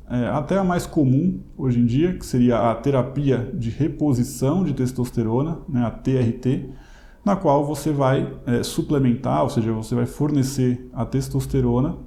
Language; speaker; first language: Portuguese; native; Portuguese